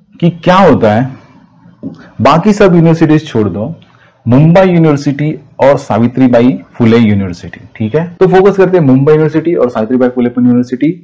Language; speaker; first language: Hindi; non-native, local second language; Marathi